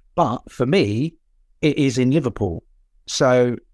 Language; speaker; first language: English; native; English